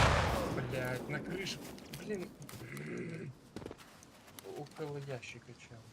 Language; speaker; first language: Russian; native; Russian